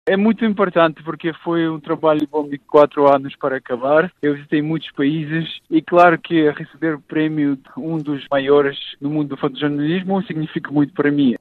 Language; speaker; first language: Portuguese; non-native, fluent; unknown